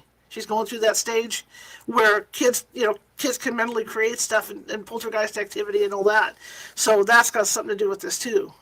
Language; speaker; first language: English; native; English